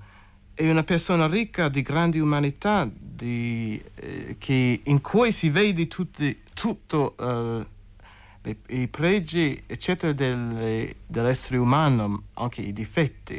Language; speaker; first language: Italian; non-native, fluent; English